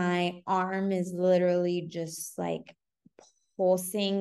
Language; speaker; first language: English; native; English